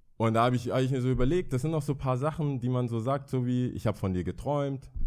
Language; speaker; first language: German; early bilingual, other home language; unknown